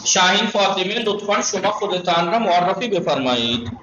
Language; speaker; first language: Persian; non-native, fluent; Urdu